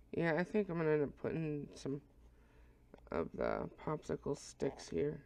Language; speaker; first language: English; native; English